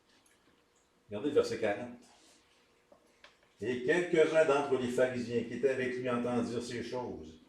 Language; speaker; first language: French; native; French